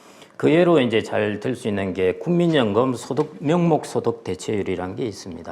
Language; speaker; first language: Korean; native; Korean